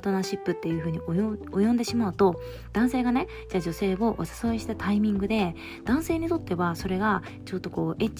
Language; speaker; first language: Japanese; native; Japanese